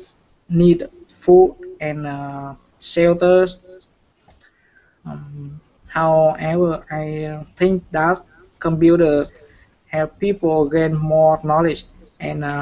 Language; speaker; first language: English; non-native, learner; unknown